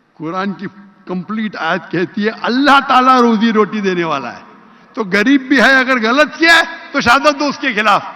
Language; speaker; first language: Urdu; non-native, local second language; Konkani